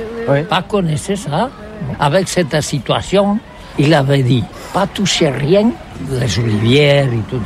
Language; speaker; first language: French; non-native, learner; Catalan